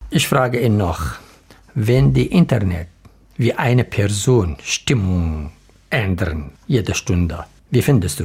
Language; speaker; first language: German; non-native, learner; Arabic